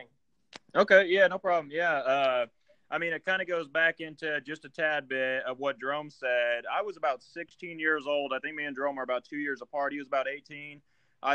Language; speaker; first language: English; native; English